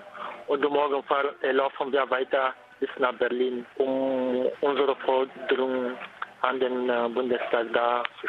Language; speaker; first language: German; non-native, fluent; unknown